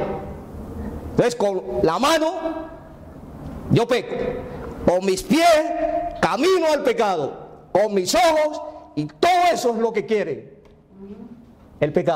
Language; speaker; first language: Spanish; native; Spanish